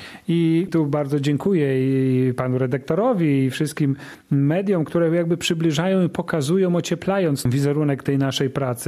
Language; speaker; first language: Polish; native; Polish